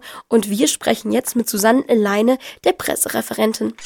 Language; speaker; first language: German; native; German